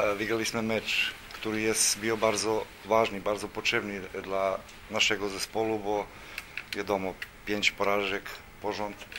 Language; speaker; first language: Polish; non-native, learner; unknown